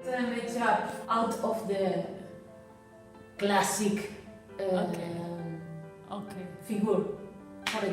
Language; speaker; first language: Dutch; non-native, learner; Spanish